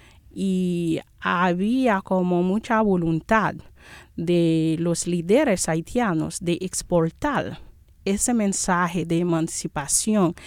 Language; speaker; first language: Spanish; non-native, fluent; Haitian Creole